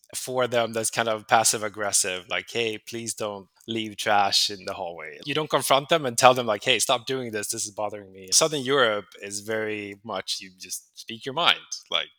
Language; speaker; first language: English; non-native, fluent; Swedish